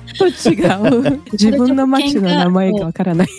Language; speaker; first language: Japanese; early bilingual, heritage; Portuguese